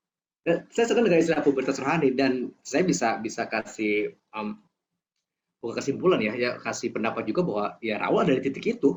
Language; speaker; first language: Indonesian; native; Indonesian